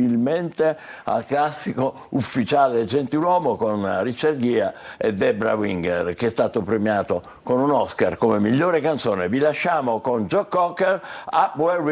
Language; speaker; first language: Italian; native; Italian